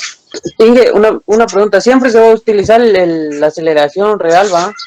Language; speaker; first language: Spanish; native; Spanish